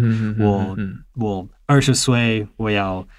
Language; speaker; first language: Chinese; non-native, fluent; English